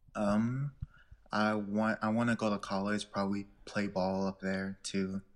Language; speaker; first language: English; native; English